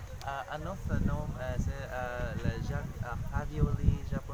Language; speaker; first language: French; non-native, learner; Vietnamese